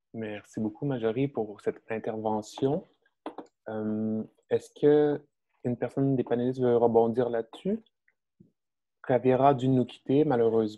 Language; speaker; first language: French; native; French